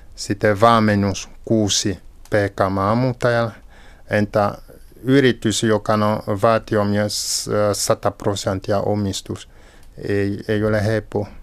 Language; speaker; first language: Finnish; non-native, fluent; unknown